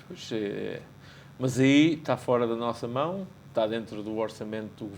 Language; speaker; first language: Portuguese; native; Portuguese